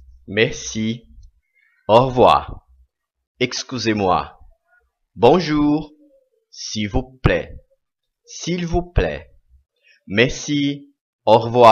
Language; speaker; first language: French; non-native, fluent; Portuguese